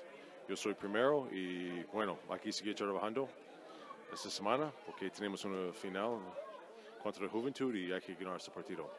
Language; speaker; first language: Spanish; non-native, fluent; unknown